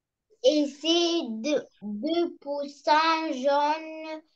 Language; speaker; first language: French; non-native, learner; Arabic